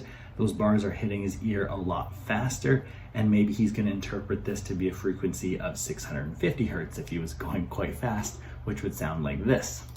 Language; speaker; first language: English; native; English